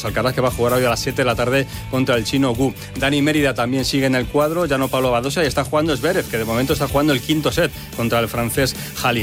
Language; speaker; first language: Spanish; native; Spanish